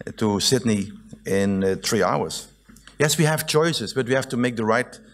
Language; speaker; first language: English; non-native, fluent; Dutch